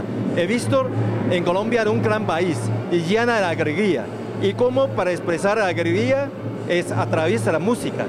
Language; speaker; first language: Spanish; non-native, learner; Chinese